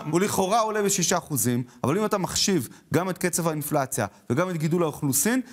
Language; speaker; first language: Hebrew; native; Hebrew